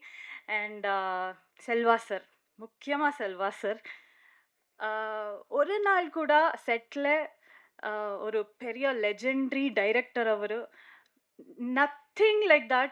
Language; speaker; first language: Tamil; non-native, learner; Kannada